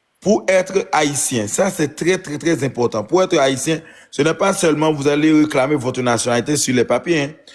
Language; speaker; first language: French; non-native, local second language; Haitian Creole